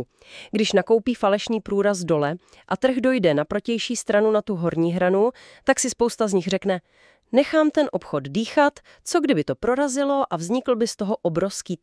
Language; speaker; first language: Czech; native; Czech